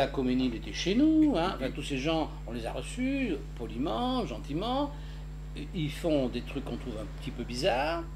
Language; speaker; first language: French; native; French